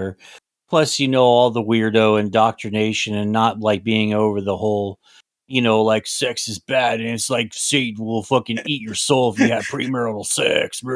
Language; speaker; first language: English; native; English